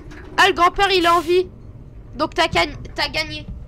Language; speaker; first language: French; native; French